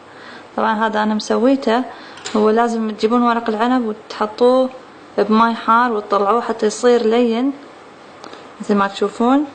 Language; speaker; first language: Arabic; native; Arabic